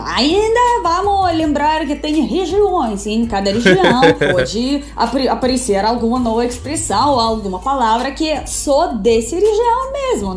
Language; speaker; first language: Portuguese; non-native, fluent; Russian